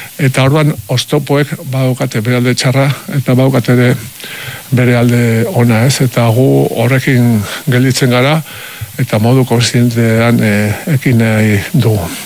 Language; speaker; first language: Basque; non-native, local second language; Spanish